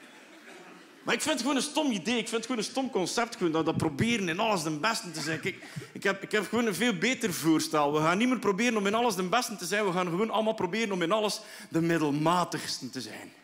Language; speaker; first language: Dutch; native; Dutch